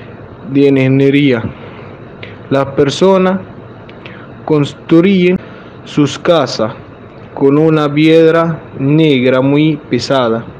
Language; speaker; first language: Spanish; non-native, fluent; Arabic